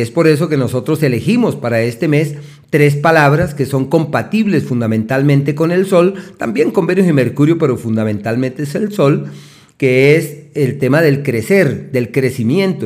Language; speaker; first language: Spanish; native; Spanish